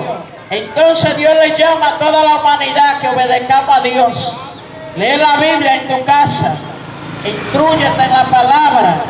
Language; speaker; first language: Spanish; native; Spanish